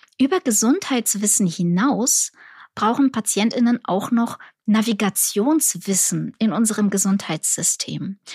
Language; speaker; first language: German; early bilingual, other home language; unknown